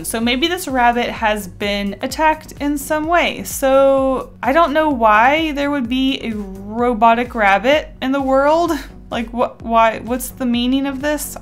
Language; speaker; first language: English; native; English